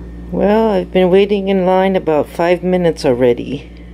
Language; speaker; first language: English; native; English